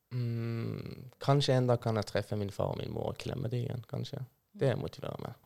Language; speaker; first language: Norwegian; non-native, fluent; Persian